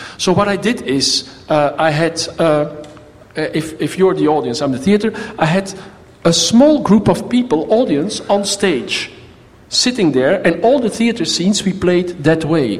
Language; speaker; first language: English; non-native, fluent; Dutch